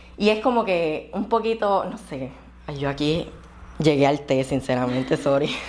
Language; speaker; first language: Spanish; native; Spanish